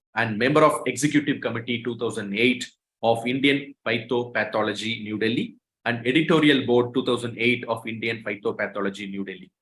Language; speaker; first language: English; non-native, local second language; Tamil